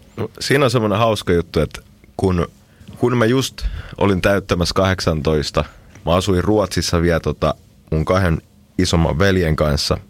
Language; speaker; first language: Finnish; early bilingual, heritage; Finnish